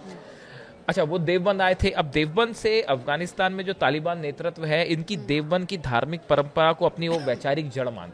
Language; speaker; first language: Hindi; native; Hindi